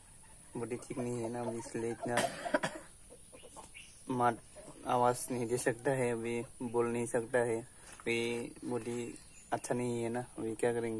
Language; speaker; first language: Hindi; non-native, local second language; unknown